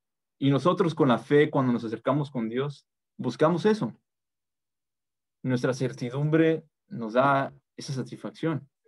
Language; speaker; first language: Spanish; native; Spanish